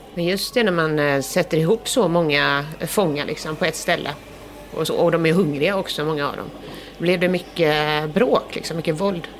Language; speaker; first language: Swedish; native; Swedish